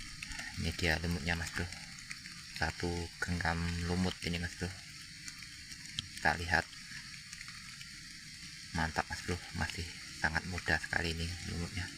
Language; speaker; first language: Indonesian; native; Indonesian